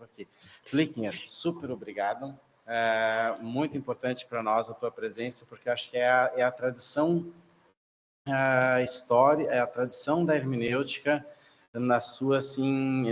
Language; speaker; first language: Portuguese; native; Portuguese